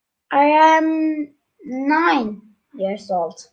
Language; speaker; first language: English; non-native, learner; Turkish